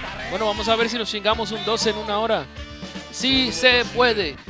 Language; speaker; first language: Spanish; early bilingual, heritage; Spanish